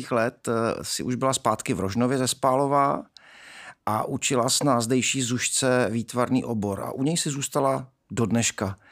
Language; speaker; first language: Czech; native; Czech